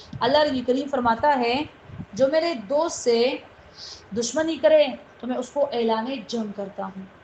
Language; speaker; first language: Urdu; non-native, local second language; Pashto